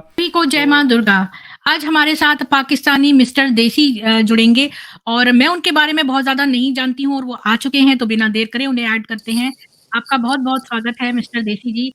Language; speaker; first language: Hindi; native; Hindi